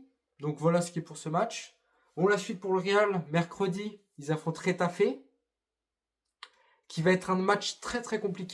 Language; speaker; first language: French; native; French